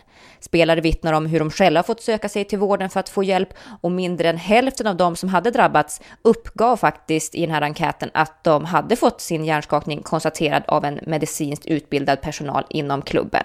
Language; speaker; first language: Swedish; native; Swedish